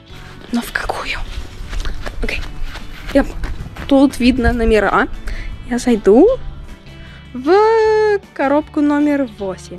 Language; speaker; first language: Russian; early bilingual, heritage; Russian